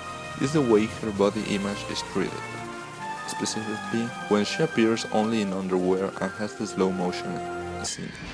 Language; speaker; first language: English; non-native, fluent; Spanish